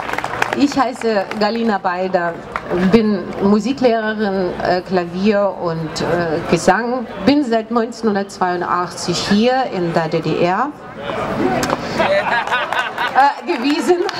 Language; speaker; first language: German; non-native, fluent; Russian